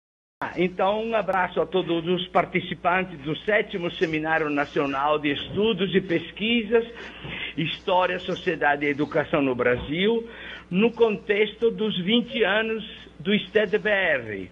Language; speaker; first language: Portuguese; non-native, fluent; Italian